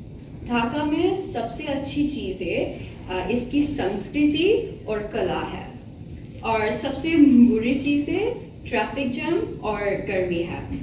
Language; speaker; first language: Hindi; non-native, learner; Bangla